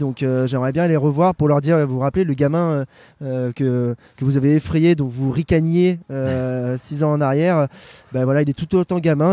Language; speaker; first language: French; native; French